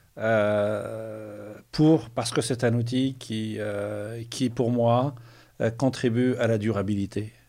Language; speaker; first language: French; non-native, local second language; Arabic